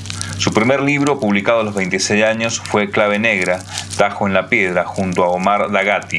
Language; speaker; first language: Spanish; native; Spanish